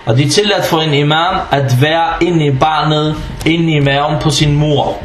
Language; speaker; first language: Danish; non-native, fluent; Arabic